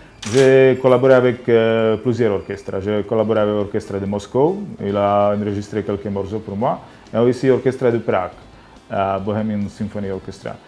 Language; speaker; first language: French; non-native, learner; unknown